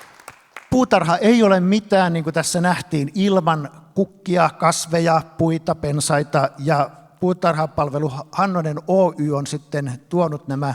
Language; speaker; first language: Finnish; native; Finnish